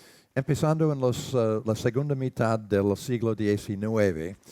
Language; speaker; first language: Spanish; non-native, learner; English